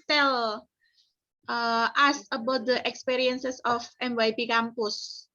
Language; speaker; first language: English; non-native, fluent; Indonesian